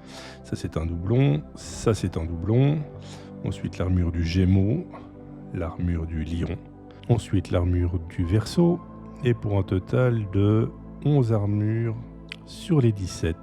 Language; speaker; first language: French; native; French